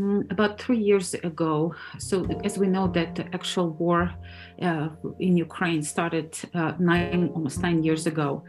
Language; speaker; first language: English; non-native, fluent; Ukrainian